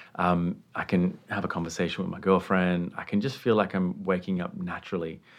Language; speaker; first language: English; non-native, local second language; Sinhala